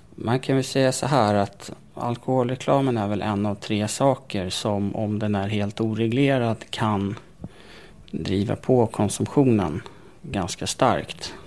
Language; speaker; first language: Swedish; native; Swedish